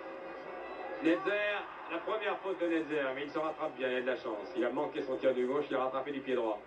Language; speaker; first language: French; native; French